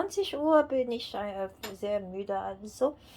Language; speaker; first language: German; non-native, learner; English